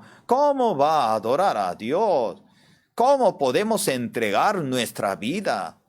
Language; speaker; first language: Spanish; non-native, fluent; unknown